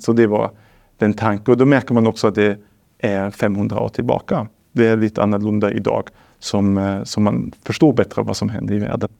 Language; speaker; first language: Swedish; non-native, fluent; German